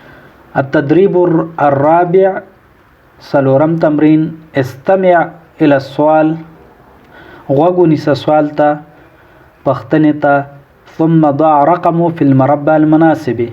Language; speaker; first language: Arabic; non-native, fluent; Pashto